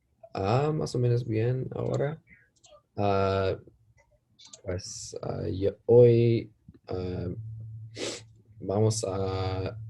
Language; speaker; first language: Spanish; non-native, learner; English